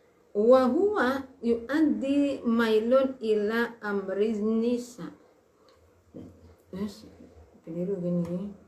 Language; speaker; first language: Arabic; non-native, fluent; Javanese